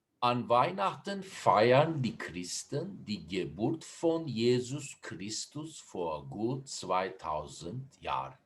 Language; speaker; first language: German; non-native, fluent; Turkish